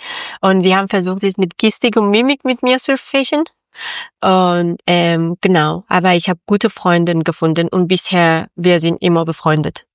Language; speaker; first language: German; non-native, learner; Persian